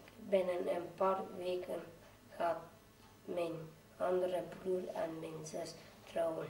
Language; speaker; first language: Dutch; early bilingual, other home language; Albanian